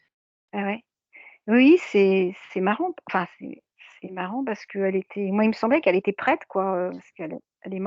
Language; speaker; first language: French; native; French